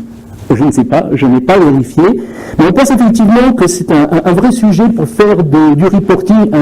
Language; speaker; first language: French; native; French